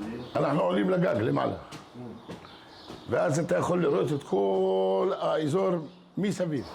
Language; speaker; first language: Hebrew; non-native, local second language; Arabic